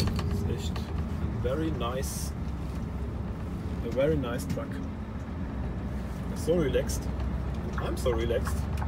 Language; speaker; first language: English; non-native, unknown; German